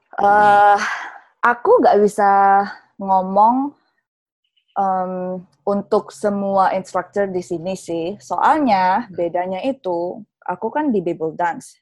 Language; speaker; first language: Indonesian; native; Indonesian